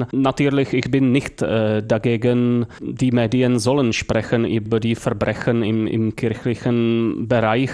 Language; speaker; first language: German; non-native, fluent; Czech